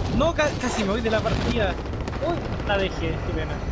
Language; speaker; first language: Spanish; native; Spanish